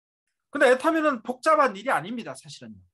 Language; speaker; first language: Korean; native; Korean